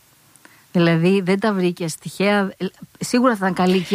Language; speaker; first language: Greek; native; Greek